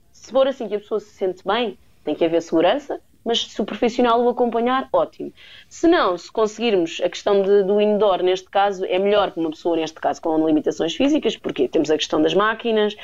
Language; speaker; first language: Portuguese; native; Portuguese